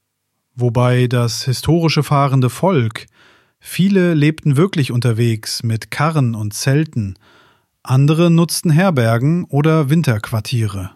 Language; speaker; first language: German; native; German